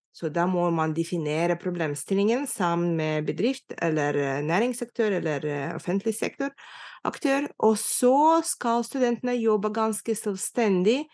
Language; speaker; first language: Norwegian; non-native, fluent; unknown